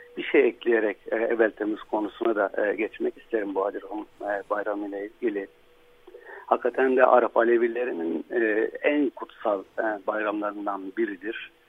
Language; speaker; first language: Turkish; non-native, local second language; Arabic